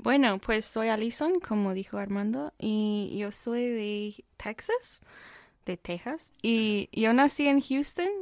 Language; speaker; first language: Spanish; non-native, fluent; English